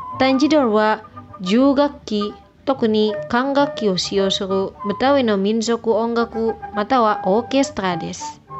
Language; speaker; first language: Japanese; non-native, fluent; Indonesian